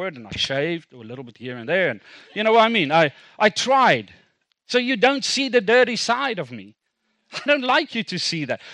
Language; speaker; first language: English; non-native, local second language; Afrikaans